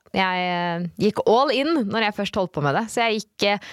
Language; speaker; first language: Norwegian; native; Norwegian